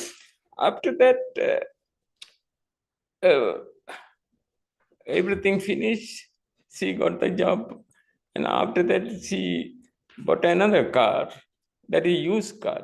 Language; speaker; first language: English; non-native, learner; Tamil